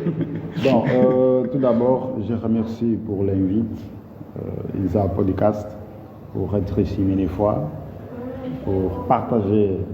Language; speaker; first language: French; non-native, fluent; Portuguese